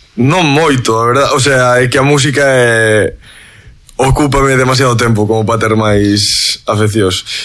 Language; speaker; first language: Galician; native; Galician